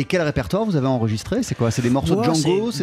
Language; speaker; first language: French; native; French